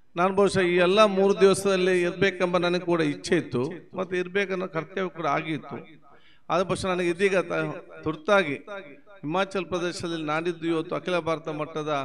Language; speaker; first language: Kannada; non-native, local second language; Badaga